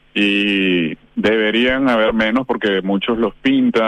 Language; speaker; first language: Spanish; native; Spanish